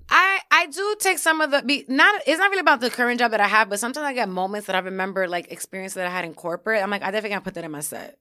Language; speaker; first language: English; early bilingual, other home language; Spanish